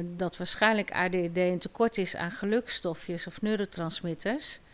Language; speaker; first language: Dutch; native; Dutch